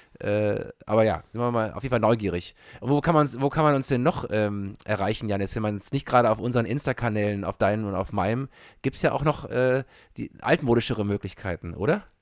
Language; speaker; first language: German; native; German